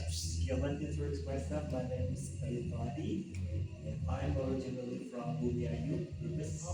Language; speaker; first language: English; non-native, fluent; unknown